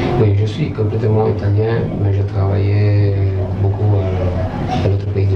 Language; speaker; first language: French; non-native, learner; Italian